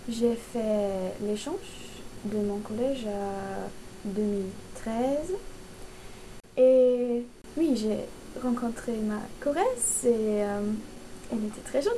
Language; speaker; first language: French; non-native, learner; German